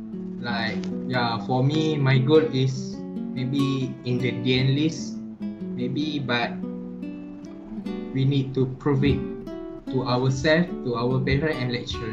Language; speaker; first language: English; non-native, learner; Malay